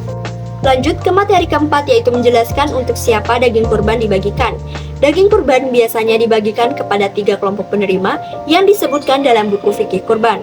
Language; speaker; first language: Indonesian; native; Indonesian